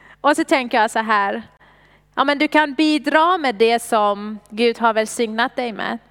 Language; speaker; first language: Swedish; non-native, fluent; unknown